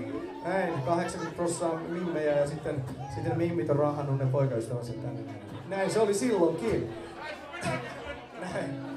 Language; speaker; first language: Finnish; native; Finnish